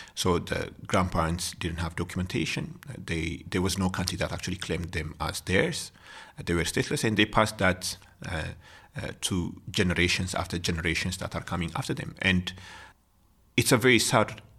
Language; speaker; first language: English; non-native, fluent; Amharic